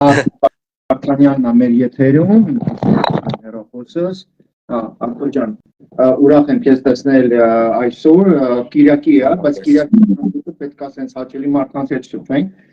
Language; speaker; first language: Armenian; early bilingual, heritage; Armenian